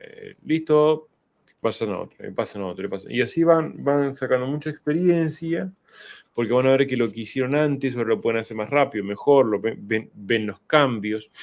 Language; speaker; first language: Spanish; native; Spanish